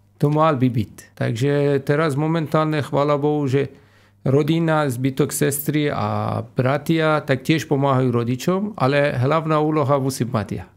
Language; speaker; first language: Slovak; non-native, fluent; Persian